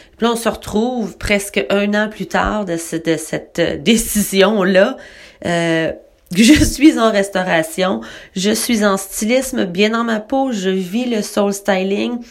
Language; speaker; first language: French; native; French